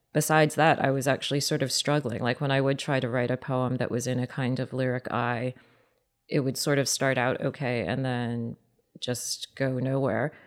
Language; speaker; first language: English; native; English